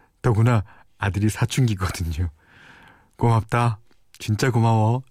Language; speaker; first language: Korean; native; Korean